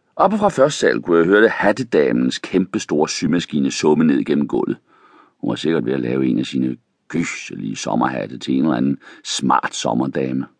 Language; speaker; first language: Danish; native; Danish